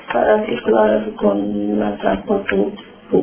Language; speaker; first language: Spanish; non-native, learner; Romanian